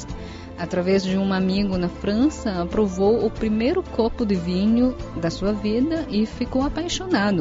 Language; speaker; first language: Portuguese; non-native, fluent; Chinese